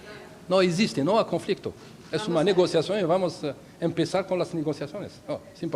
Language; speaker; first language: Spanish; non-native, learner; Arabic